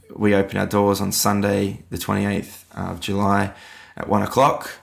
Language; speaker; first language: English; native; English